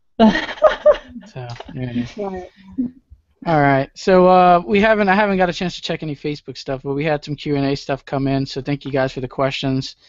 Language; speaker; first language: English; native; English